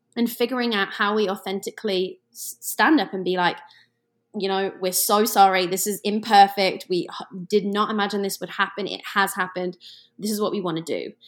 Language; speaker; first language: English; native; English